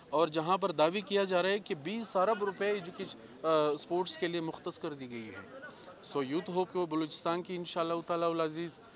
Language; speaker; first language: Urdu; non-native, local second language; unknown